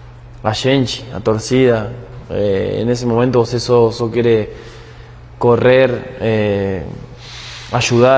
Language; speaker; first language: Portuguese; non-native, learner; Spanish